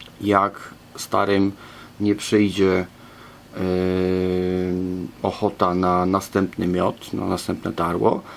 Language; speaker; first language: Polish; native; Polish